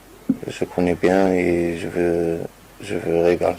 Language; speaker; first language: French; non-native, learner; Arabic